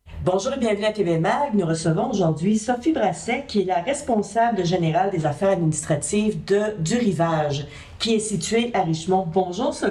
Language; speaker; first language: French; native; French